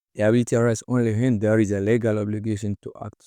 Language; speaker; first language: English; non-native, local second language; Amharic